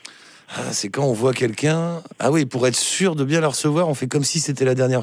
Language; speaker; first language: French; native; French